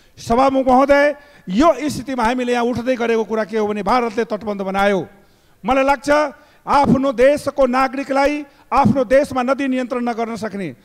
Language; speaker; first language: Nepali; non-native, local second language; Maithili